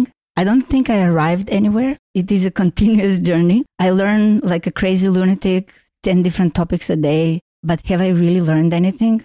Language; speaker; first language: English; non-native, fluent; Macedonian